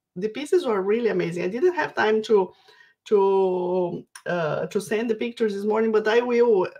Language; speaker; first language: English; non-native, fluent; Portuguese